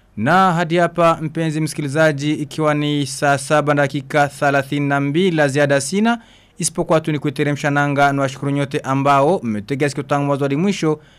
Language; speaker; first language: Swahili; non-native, local second language; Rundi